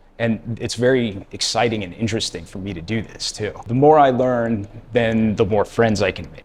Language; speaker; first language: English; native; English